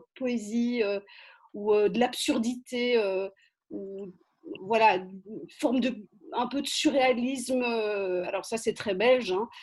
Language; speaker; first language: French; native; French